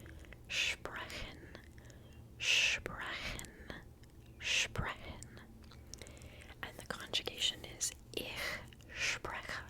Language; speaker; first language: German; non-native, learner; English